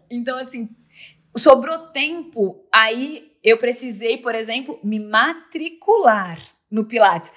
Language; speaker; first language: Portuguese; native; Portuguese